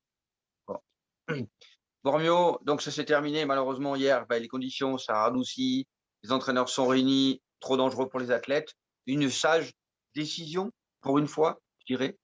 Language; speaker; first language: French; native; French